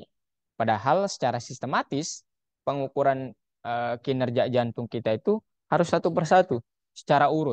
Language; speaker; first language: Indonesian; native; Indonesian